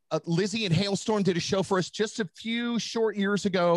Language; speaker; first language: English; native; English